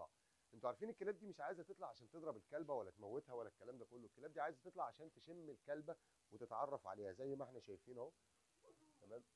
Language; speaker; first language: Arabic; native; Arabic